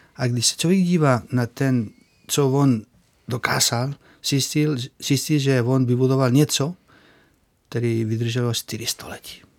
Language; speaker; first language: Czech; non-native, fluent; Spanish